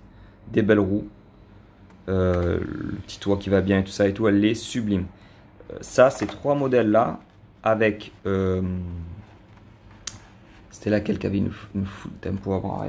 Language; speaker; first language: French; native; French